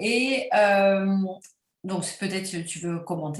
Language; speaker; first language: French; native; French